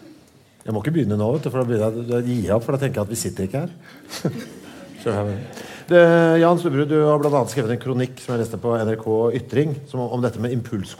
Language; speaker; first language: Norwegian; native; Norwegian